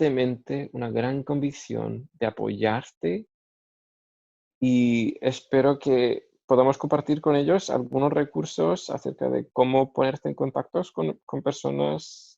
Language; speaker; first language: Spanish; non-native, fluent; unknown